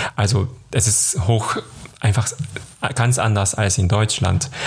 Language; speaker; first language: German; non-native, fluent; Korean